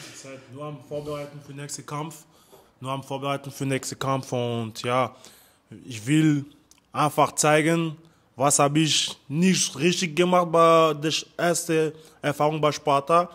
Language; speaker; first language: German; non-native, learner; French